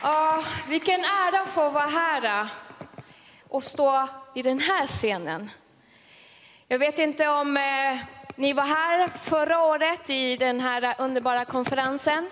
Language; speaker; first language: Swedish; early bilingual, other home language; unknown